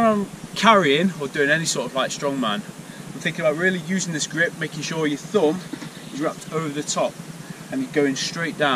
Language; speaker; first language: English; native; English